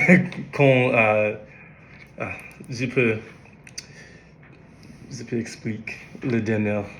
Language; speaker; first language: French; non-native, learner; English